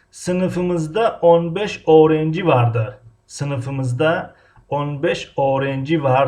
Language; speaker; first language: Turkish; non-native, fluent; Tajik